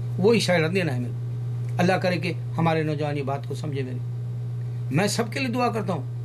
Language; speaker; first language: Urdu; native; Urdu